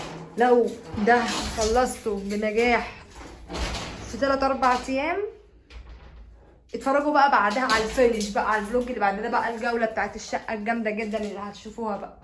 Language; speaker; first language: Arabic; native; Arabic